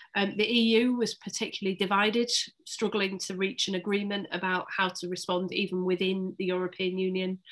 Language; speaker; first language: English; native; English